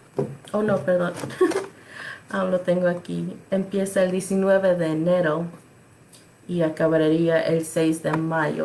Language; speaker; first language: Spanish; early bilingual, other home language; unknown